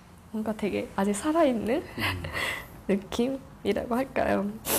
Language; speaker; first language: Korean; non-native, fluent; Japanese